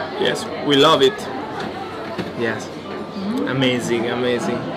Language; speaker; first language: English; non-native, learner; Italian